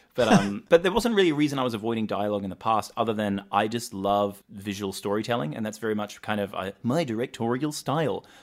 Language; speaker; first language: English; native; English